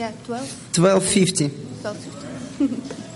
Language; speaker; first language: English; non-native, learner; Russian